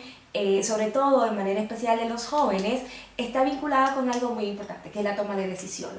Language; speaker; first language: Spanish; native; Spanish